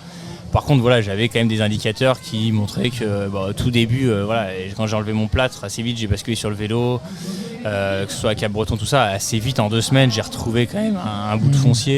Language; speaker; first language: French; native; French